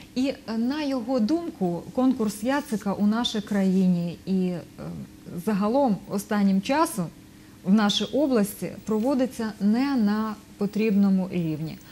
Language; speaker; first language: Ukrainian; native; Ukrainian